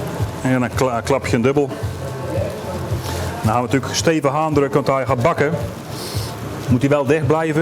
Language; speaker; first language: Dutch; native; Dutch